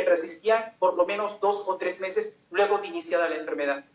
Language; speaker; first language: Spanish; native; Spanish